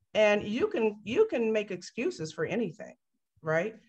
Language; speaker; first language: English; native; English